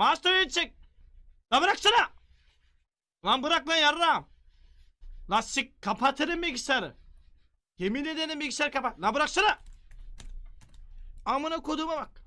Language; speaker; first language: Turkish; native; Turkish